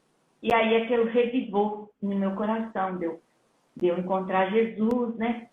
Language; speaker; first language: Portuguese; native; Portuguese